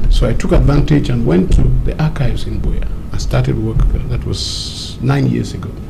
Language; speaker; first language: English; native; English